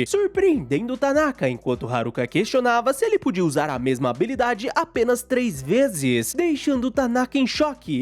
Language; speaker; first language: Portuguese; native; Portuguese